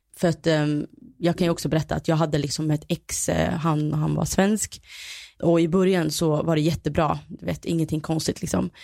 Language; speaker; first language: Swedish; early bilingual, other home language; Somali